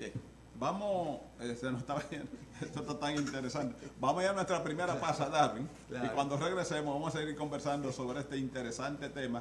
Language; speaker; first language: Spanish; native; Spanish